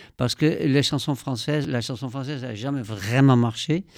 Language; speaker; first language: French; non-native, fluent; Dutch